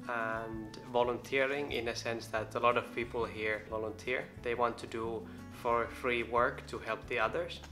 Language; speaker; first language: English; non-native, fluent; Finnish